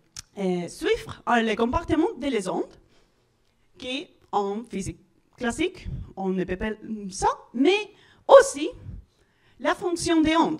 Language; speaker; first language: French; non-native, learner; Spanish